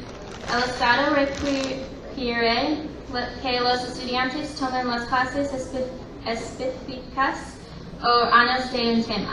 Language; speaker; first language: Spanish; non-native, learner; English